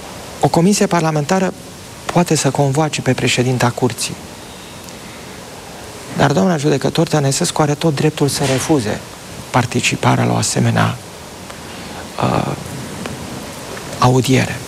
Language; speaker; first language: Romanian; native; Romanian